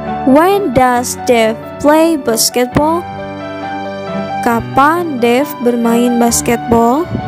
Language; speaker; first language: English; non-native, learner; Indonesian